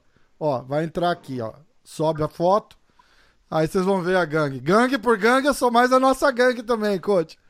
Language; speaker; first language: Portuguese; native; Portuguese